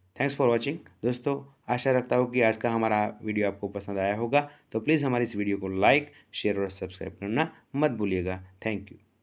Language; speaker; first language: Hindi; non-native, local second language; Gujarati